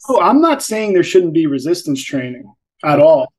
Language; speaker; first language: English; native; English